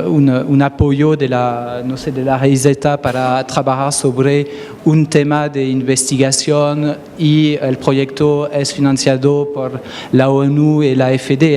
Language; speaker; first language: Spanish; non-native, fluent; French